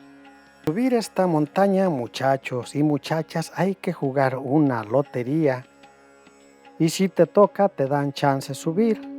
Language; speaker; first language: Spanish; native; Spanish